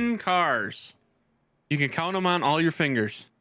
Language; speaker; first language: English; native; English